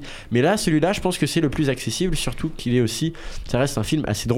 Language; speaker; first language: French; native; French